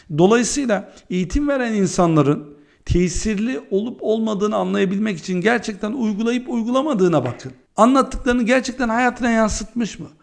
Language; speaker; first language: Turkish; early bilingual, heritage; Turkish